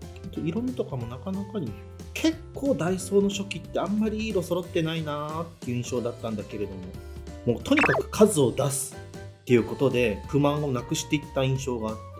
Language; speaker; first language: Japanese; native; Japanese